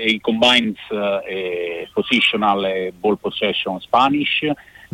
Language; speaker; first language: English; non-native, learner; Italian